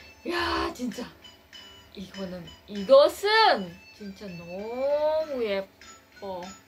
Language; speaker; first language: Korean; non-native, learner; Indonesian